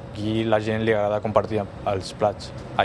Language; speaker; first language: Catalan; non-native, fluent; Chinese